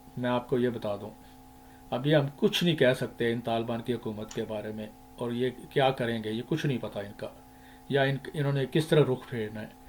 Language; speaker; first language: Urdu; native; Urdu